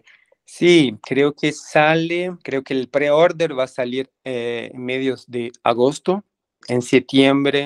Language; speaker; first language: Spanish; non-native, fluent; Portuguese